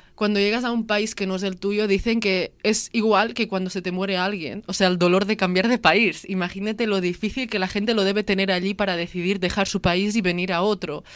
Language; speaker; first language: Spanish; native; Spanish